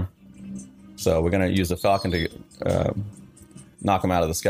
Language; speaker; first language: English; non-native, local second language; Sinhala